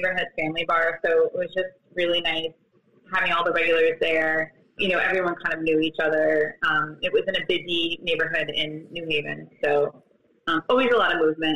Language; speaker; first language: English; native; English